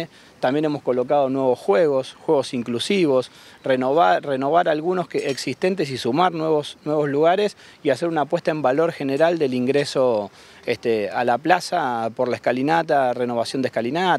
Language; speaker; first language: Spanish; native; Spanish